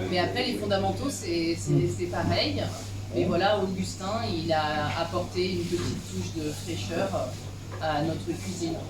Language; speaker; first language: French; native; French